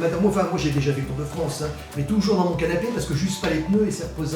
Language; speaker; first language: French; native; French